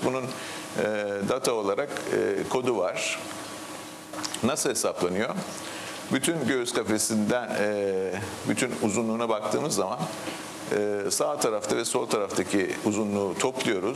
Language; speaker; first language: Turkish; native; Turkish